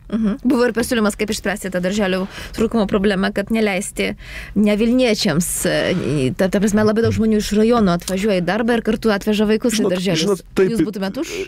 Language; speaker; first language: Lithuanian; non-native, local second language; Polish